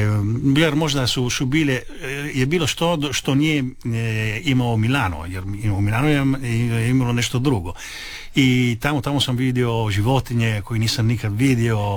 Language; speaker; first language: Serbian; early bilingual, heritage; Italian